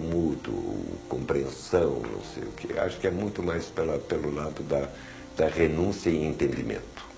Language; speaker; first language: Portuguese; early bilingual, other home language; German